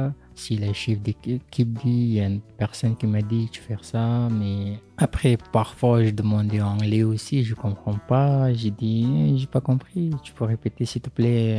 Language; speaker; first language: French; non-native, learner; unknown